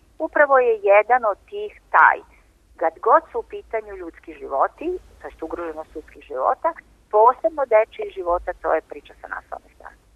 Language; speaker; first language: Serbian; native; Serbian